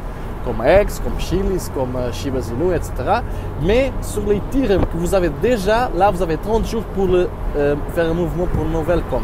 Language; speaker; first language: French; non-native, learner; Portuguese